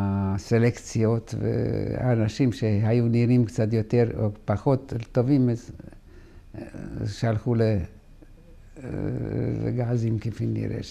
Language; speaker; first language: Hebrew; non-native, fluent; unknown